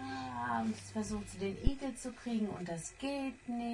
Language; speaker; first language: German; native; German